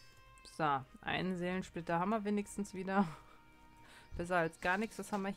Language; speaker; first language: German; native; German